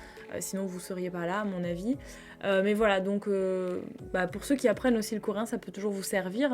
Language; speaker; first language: French; native; French